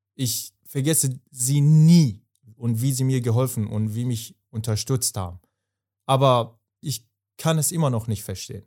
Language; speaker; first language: German; non-native, fluent; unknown